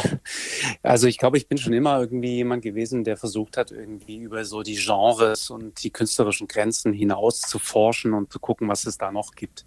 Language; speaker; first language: German; native; German